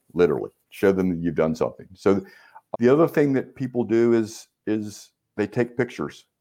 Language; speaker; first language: English; native; English